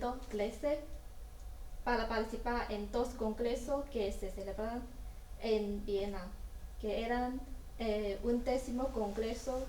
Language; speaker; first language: Spanish; non-native, learner; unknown